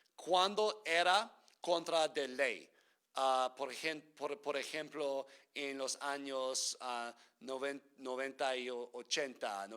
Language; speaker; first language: Spanish; non-native, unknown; English